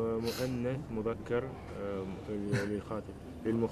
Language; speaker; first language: Arabic; non-native, learner; French